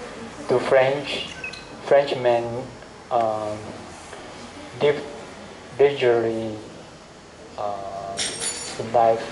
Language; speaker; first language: English; non-native, learner; Chinese